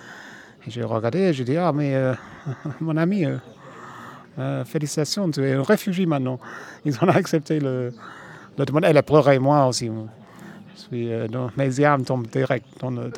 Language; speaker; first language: French; non-native, fluent; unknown